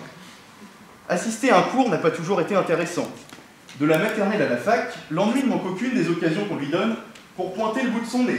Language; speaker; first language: French; native; French